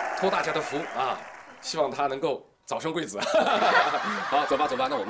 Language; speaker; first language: Chinese; native; Chinese